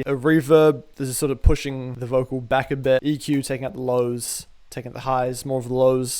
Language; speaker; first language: English; native; English